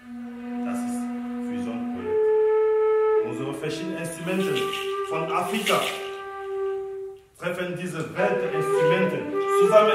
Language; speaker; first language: German; non-native, learner; French